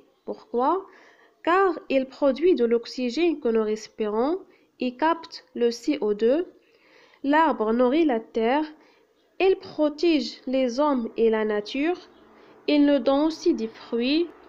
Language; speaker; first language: French; non-native, local second language; Arabic